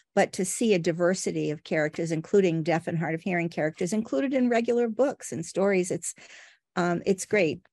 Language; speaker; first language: English; early bilingual, other home language; Portuguese